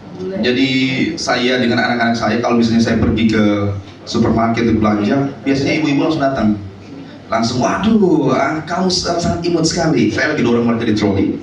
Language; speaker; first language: Indonesian; native; Indonesian